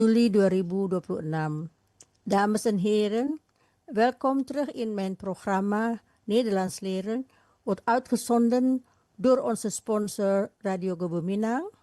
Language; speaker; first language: Dutch; non-native, fluent; Indonesian